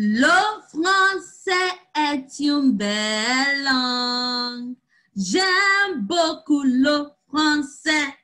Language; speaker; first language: French; non-native, fluent; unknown